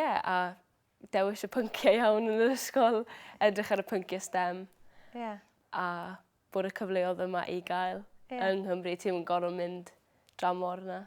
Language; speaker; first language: Welsh; native; Welsh